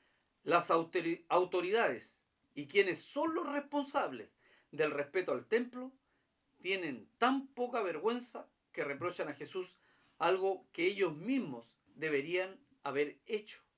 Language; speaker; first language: Spanish; native; Spanish